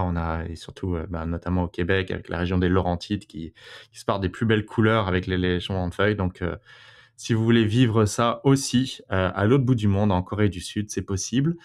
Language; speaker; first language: French; native; French